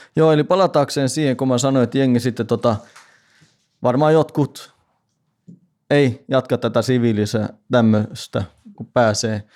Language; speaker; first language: Finnish; non-native, local second language; Swedish